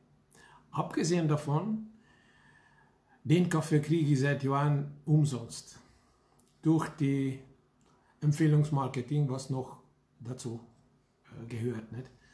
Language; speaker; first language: German; non-native, fluent; Hungarian